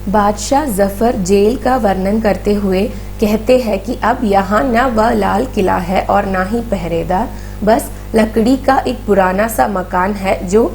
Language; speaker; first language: Hindi; non-native, local second language; Malayalam